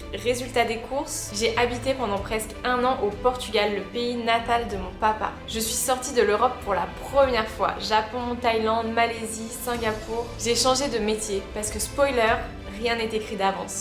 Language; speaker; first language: French; native; French